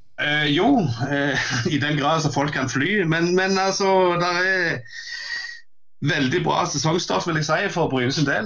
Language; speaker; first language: Norwegian; native; Norwegian